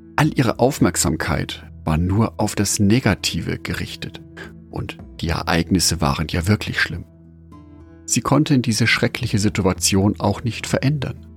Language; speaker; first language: German; native; German